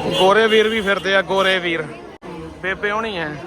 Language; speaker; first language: Punjabi; native; Punjabi